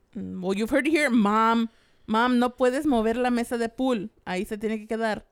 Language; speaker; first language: Spanish; early bilingual, heritage; Spanish